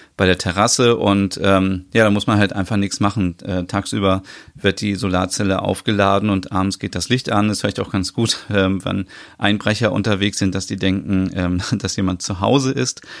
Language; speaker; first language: German; native; German